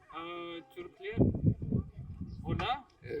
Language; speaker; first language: Turkish; non-native, learner; Armenian